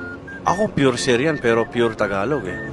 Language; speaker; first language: Filipino; non-native, fluent; Arabic